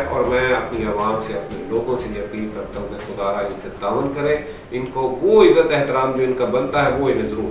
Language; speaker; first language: Urdu; native; Urdu